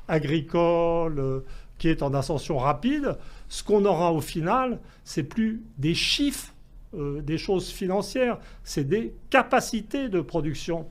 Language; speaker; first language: French; native; French